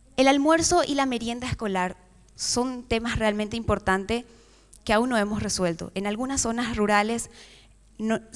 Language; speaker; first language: Spanish; native; Spanish